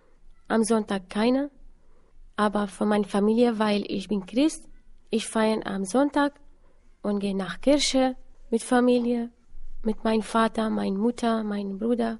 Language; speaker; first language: German; non-native, learner; Assyrian Neo-Aramaic